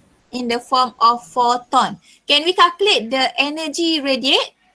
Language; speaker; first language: English; non-native, local second language; Malay